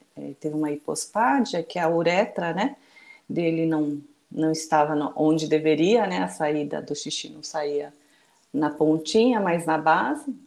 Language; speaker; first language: Portuguese; early bilingual, other home language; Japanese